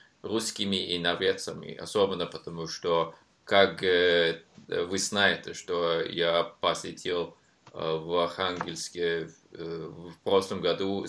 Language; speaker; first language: Russian; non-native, learner; Norwegian